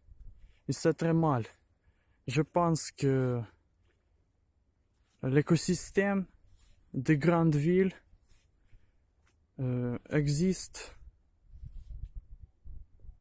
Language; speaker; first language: French; non-native, learner; Ukrainian